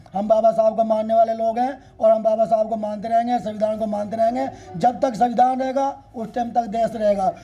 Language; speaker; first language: Hindi; non-native, local second language; Punjabi